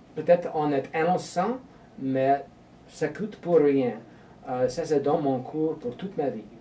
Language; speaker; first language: French; non-native, learner; English